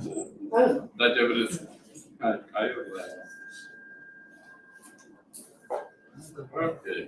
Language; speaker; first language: Japanese; non-native, fluent; English